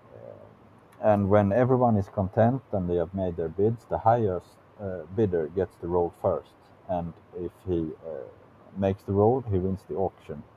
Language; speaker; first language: English; non-native, fluent; Swedish